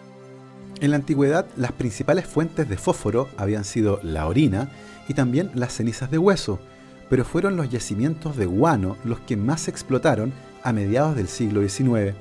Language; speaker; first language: Spanish; native; Spanish